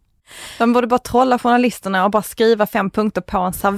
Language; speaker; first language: Swedish; native; Swedish